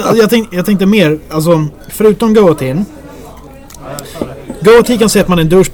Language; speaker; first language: Swedish; native; Swedish